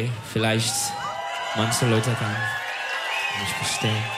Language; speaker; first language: German; non-native, learner; Turkish